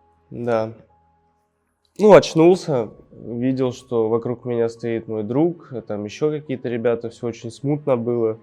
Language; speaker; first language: Russian; native; Russian